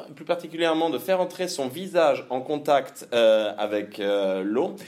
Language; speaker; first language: French; native; French